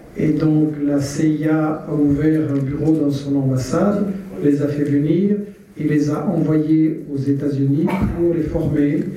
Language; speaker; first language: French; native; French